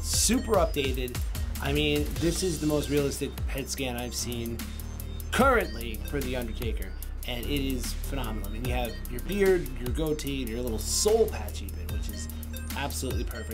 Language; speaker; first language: English; native; English